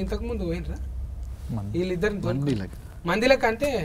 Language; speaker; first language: Telugu; native; Telugu